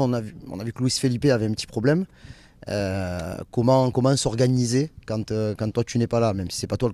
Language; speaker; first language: French; native; French